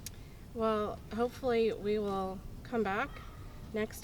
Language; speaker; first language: English; native; English